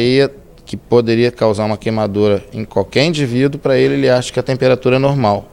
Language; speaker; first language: Portuguese; native; Portuguese